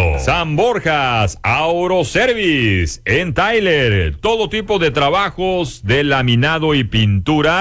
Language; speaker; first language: Spanish; native; Spanish